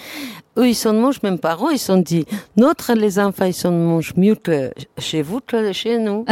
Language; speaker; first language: French; non-native, learner; Armenian